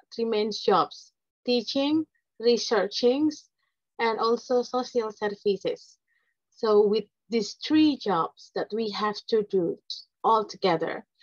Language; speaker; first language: English; non-native, fluent; Indonesian